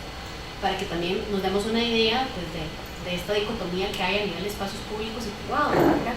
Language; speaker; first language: Spanish; native; Spanish